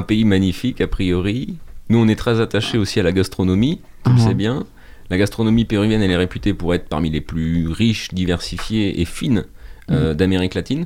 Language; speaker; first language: French; native; French